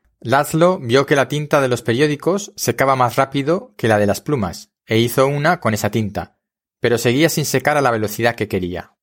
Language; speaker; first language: Spanish; native; Spanish